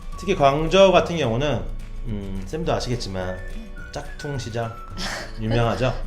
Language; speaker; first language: Korean; native; Korean